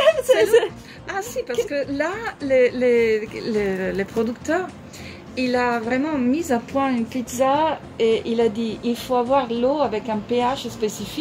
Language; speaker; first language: French; non-native, fluent; Italian